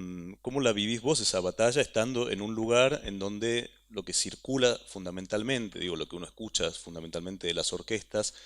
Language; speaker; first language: Spanish; native; Spanish